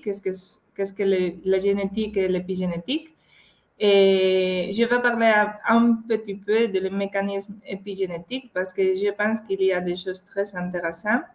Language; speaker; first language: French; non-native, fluent; Spanish